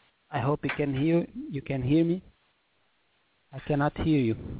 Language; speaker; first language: English; non-native, fluent; Portuguese